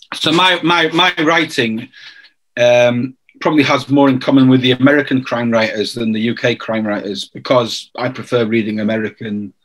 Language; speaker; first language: English; native; English